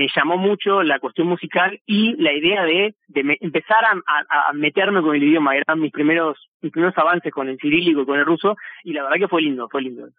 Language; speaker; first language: Spanish; native; Spanish